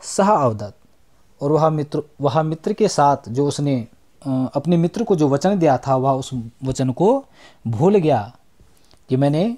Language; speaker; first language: Hindi; native; Hindi